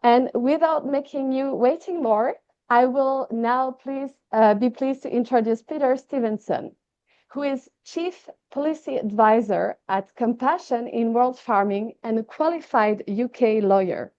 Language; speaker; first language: English; non-native, fluent; French